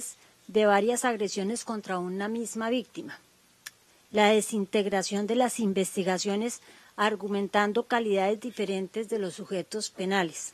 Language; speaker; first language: Spanish; native; Spanish